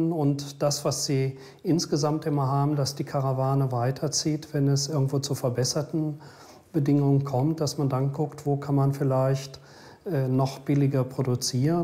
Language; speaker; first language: German; native; German